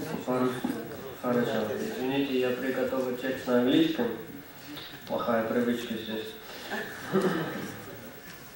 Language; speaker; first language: Russian; non-native, learner; English